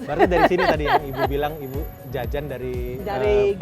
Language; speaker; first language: Indonesian; native; Indonesian